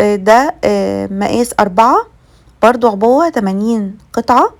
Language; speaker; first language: Arabic; native; Arabic